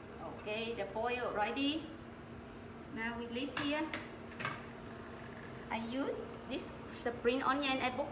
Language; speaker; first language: English; non-native, learner; Vietnamese